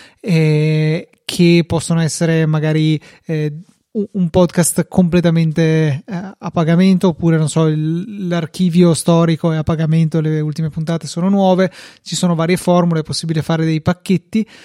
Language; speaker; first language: Italian; native; Italian